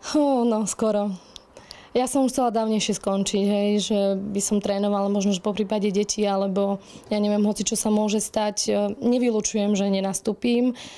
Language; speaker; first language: Slovak; native; Slovak